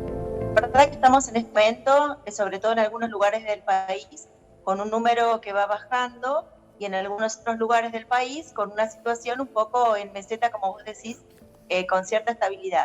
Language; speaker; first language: Spanish; native; Spanish